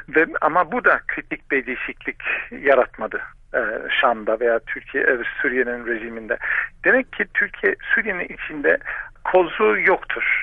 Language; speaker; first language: Turkish; non-native, fluent; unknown